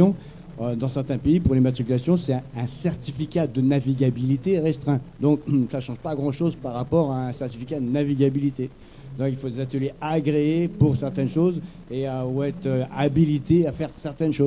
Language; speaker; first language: French; native; French